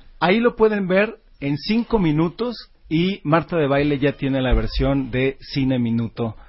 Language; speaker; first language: Spanish; native; Spanish